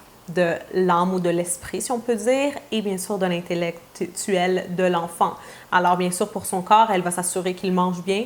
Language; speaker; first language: French; native; French